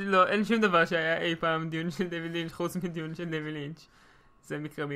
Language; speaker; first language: Hebrew; native; Hebrew